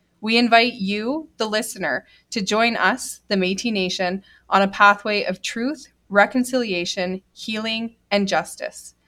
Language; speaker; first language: English; native; English